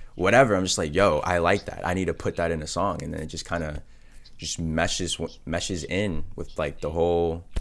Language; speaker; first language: English; native; English